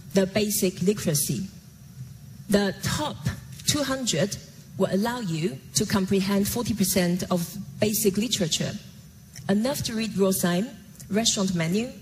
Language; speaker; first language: English; non-native, fluent; Chinese